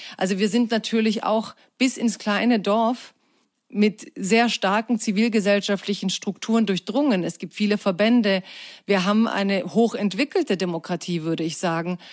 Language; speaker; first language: German; early bilingual, other home language; Croatian